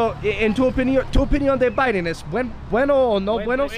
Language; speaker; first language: Spanish; non-native, learner; English